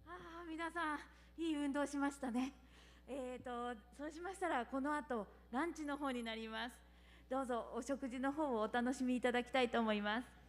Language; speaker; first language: Japanese; native; Japanese